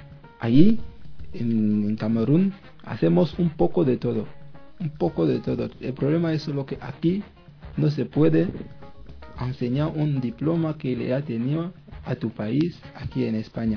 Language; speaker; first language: Spanish; non-native, learner; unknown